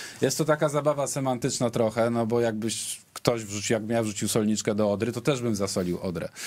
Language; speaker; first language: Polish; native; Polish